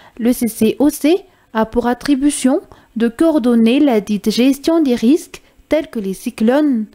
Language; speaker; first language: French; non-native, local second language; Malagasy